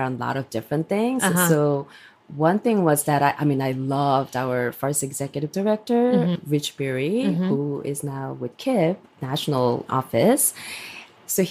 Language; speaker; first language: English; non-native, fluent; Korean